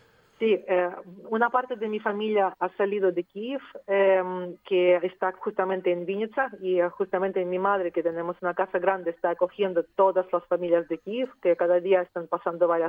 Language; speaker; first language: Spanish; non-native, fluent; Ukrainian